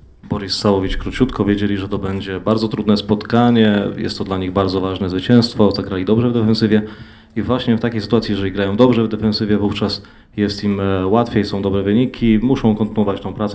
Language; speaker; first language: Polish; native; Polish